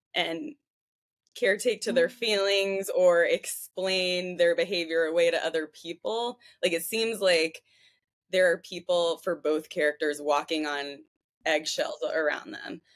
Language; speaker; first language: English; native; English